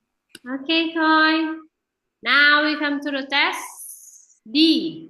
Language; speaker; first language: English; non-native, fluent; Vietnamese